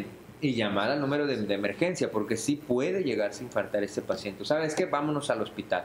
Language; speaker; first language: Spanish; native; Spanish